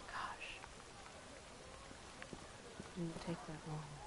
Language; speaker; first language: English; native; English